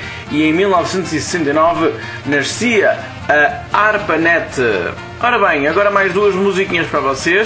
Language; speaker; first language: Portuguese; native; Portuguese